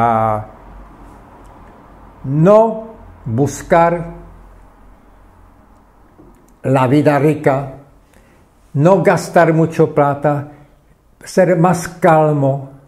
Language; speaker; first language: Spanish; non-native, fluent; Czech